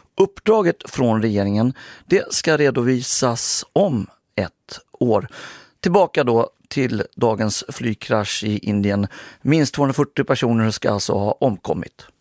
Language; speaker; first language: Swedish; native; Swedish